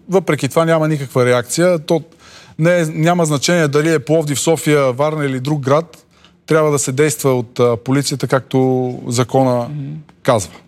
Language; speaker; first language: Bulgarian; native; Bulgarian